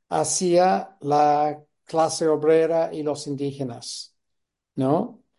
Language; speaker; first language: Spanish; non-native, fluent; English